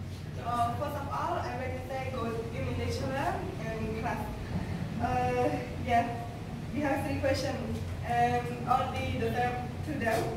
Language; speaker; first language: English; non-native, learner; Khmer